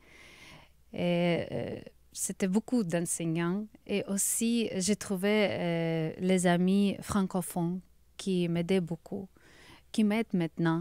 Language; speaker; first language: French; non-native, learner; Ukrainian